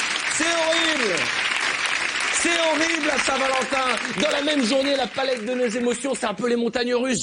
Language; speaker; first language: French; native; French